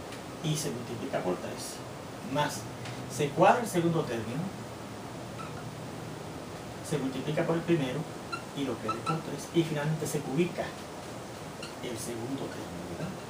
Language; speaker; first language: Spanish; native; Spanish